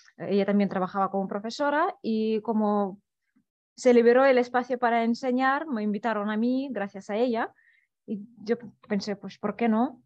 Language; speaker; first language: Spanish; non-native, fluent; Russian